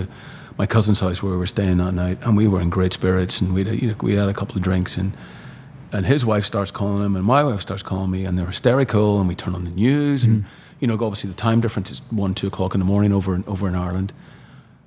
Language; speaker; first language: English; native; English